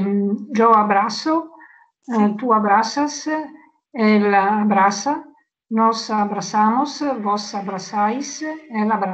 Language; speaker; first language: Spanish; non-native, learner; Italian